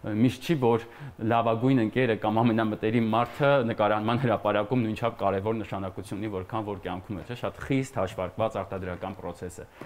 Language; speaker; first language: Armenian; native; Armenian